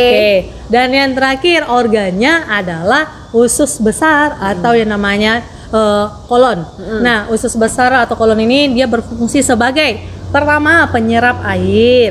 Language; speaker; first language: Indonesian; native; Indonesian